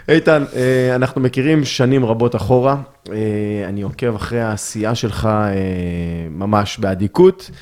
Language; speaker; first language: Hebrew; native; Hebrew